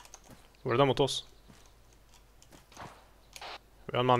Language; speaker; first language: Swedish; native; Swedish